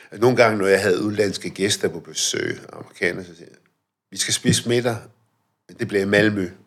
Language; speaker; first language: Danish; early bilingual, other home language; Arabic